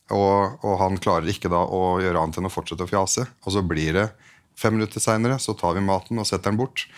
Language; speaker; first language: Norwegian; early bilingual, other home language; Arabic